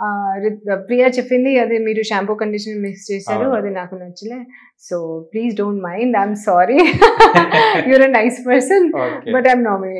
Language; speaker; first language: Telugu; non-native, learner; Hindi